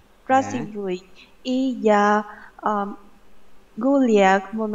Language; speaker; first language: Russian; non-native, learner; Vietnamese